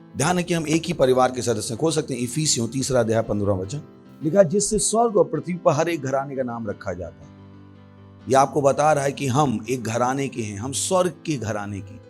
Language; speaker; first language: Hindi; native; Hindi